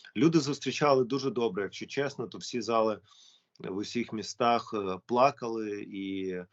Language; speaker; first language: Ukrainian; non-native, local second language; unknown